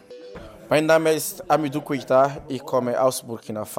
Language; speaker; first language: German; non-native, learner; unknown